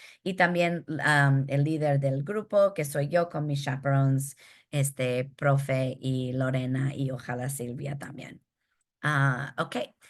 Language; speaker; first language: Spanish; early bilingual, heritage; Spanish